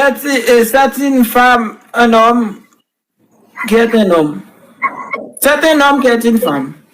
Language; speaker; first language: French; non-native, local second language; Haitian Creole